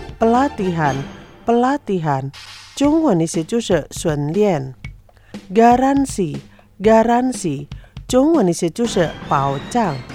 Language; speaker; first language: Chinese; non-native, fluent; Indonesian